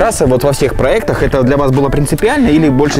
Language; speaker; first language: Russian; native; Russian